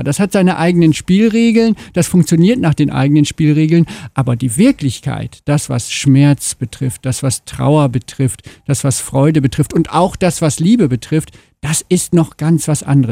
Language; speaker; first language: German; native; German